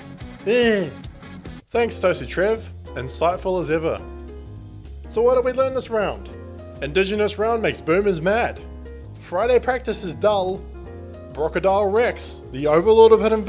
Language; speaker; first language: English; native; English